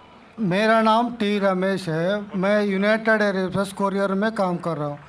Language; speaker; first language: Hindi; non-native, local second language; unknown